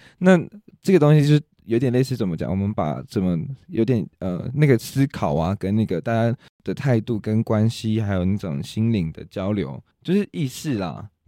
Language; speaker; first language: Chinese; native; Chinese